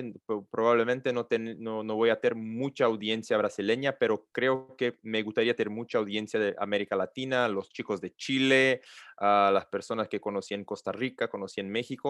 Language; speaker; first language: Spanish; non-native, learner; Portuguese